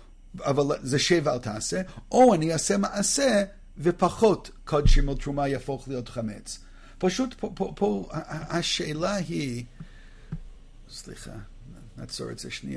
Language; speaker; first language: Hebrew; non-native, fluent; English